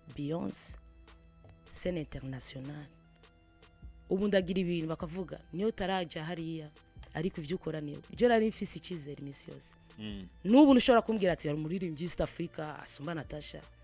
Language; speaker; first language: Rundi; non-native, local second language; Swahili